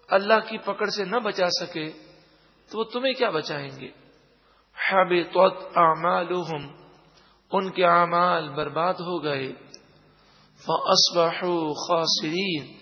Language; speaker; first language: Urdu; native; Urdu